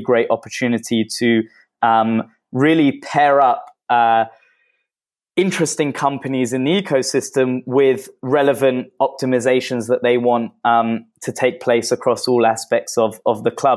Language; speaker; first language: English; native; English